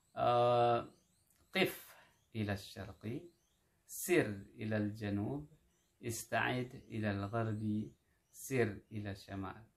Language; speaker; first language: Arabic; non-native, fluent; Indonesian